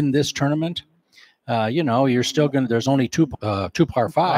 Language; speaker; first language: English; native; English